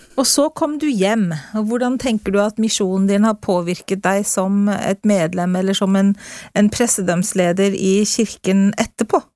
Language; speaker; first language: Norwegian; native; Norwegian